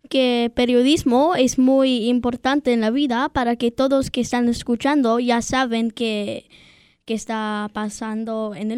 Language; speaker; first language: Spanish; non-native, learner; English